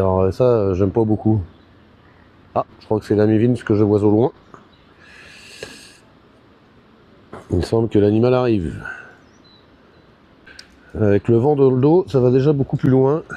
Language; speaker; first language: French; native; French